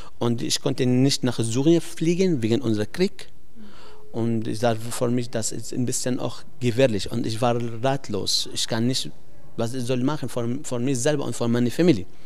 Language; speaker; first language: German; non-native, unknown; Arabic